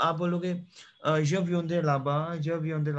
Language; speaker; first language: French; non-native, fluent; Hindi